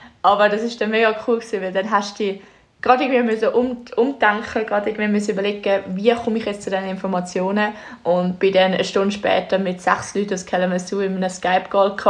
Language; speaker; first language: German; native; German